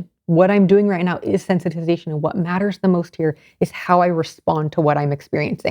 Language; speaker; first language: English; native; English